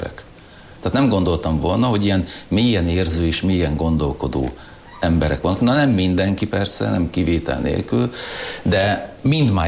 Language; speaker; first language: Hungarian; non-native, local second language; German